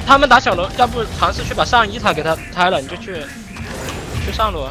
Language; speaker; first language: Chinese; native; Chinese